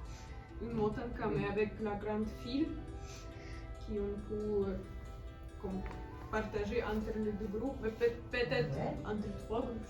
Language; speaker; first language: French; non-native, fluent; Ukrainian